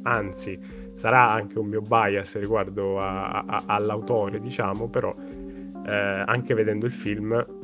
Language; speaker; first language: Italian; native; Italian